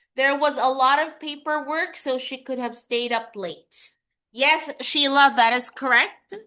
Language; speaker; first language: English; non-native, local second language; Filipino